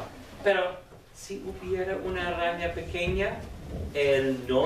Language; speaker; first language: Spanish; non-native, fluent; English